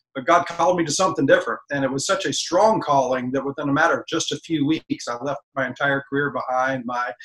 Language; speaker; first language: English; native; English